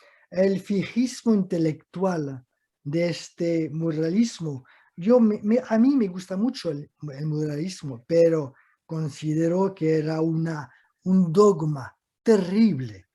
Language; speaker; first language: Spanish; non-native, fluent; French